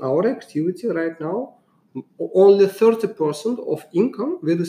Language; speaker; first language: English; non-native, learner; Uzbek